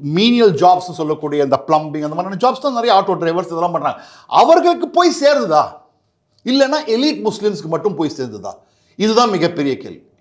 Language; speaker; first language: Tamil; native; Tamil